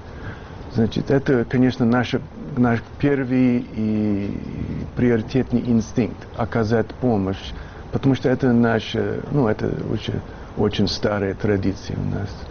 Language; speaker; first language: Russian; non-native, fluent; English